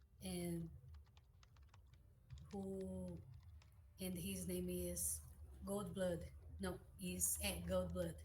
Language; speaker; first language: English; non-native, learner; Portuguese